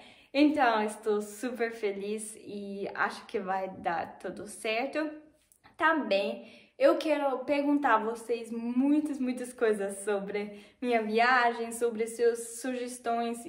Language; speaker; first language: Portuguese; non-native, fluent; German